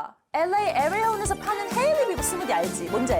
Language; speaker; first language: Korean; native; Korean